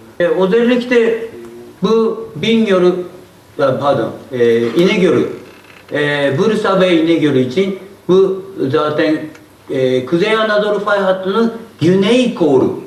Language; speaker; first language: Turkish; non-native, learner; Japanese